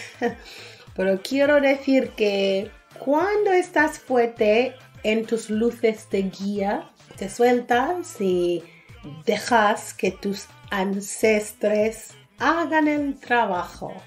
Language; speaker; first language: Spanish; non-native, fluent; English